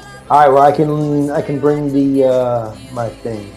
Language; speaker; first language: English; native; English